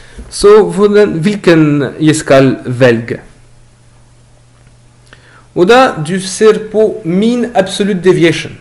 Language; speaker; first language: Norwegian; non-native, learner; French